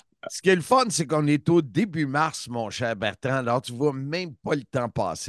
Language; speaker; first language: French; native; French